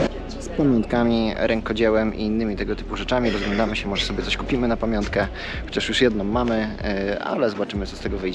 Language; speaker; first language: Polish; native; Polish